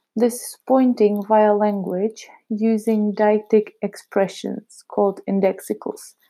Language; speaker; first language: English; non-native, fluent; Czech